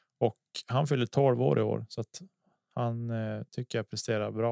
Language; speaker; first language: Swedish; native; Swedish